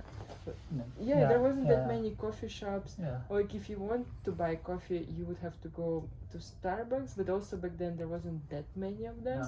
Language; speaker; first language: English; non-native, fluent; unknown